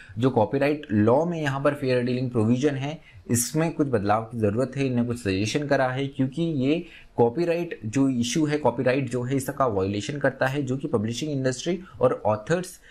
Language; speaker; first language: Hindi; native; Hindi